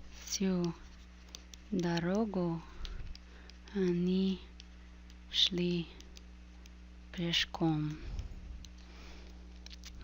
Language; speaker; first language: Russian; non-native, fluent; English